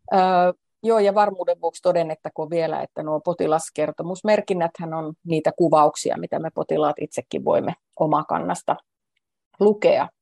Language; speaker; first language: Finnish; native; Finnish